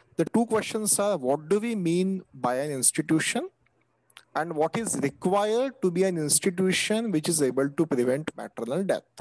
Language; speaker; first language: English; non-native, local second language; Marathi